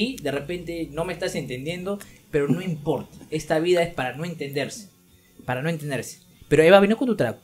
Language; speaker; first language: Spanish; native; Spanish